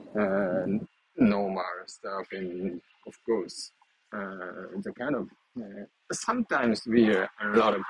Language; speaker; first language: English; non-native, learner; Japanese